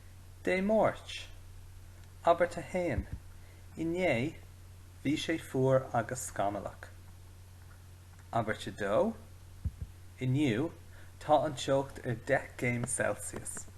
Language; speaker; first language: Irish; non-native, local second language; English